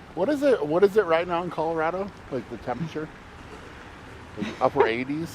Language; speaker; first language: English; native; English